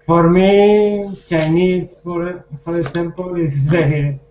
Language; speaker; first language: English; non-native, learner; Spanish